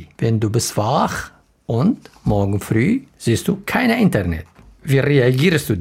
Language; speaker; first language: German; non-native, learner; Arabic